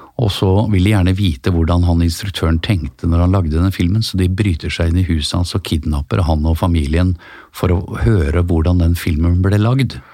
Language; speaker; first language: Norwegian; native; Norwegian